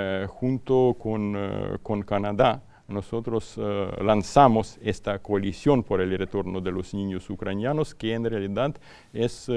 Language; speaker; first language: Spanish; non-native, fluent; Ukrainian